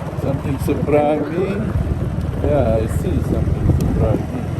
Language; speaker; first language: English; non-native, learner; Polish